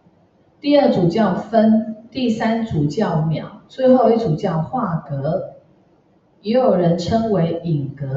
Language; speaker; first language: Chinese; native; Chinese